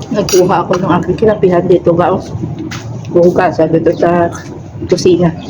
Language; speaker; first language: Filipino; non-native, local second language; Hiligaynon